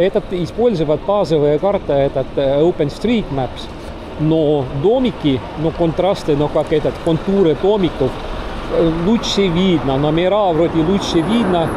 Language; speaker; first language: Russian; non-native, learner; Estonian